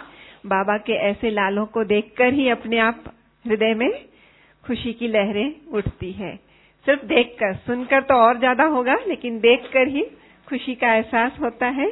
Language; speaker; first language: Hindi; native; Hindi